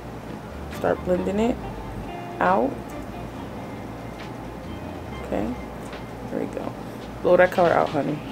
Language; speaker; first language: English; native; English